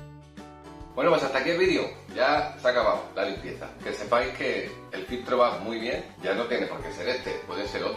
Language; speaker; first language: Spanish; native; Spanish